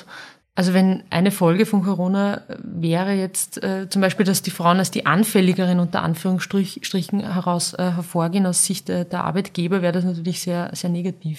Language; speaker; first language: German; native; German